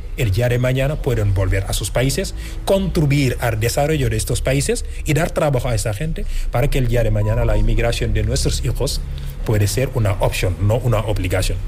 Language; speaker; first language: Spanish; non-native, fluent; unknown